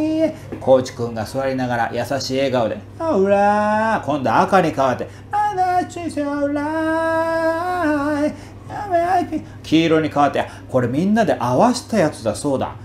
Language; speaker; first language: Japanese; native; Japanese